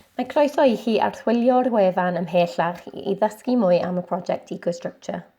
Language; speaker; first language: Welsh; non-native, local second language; English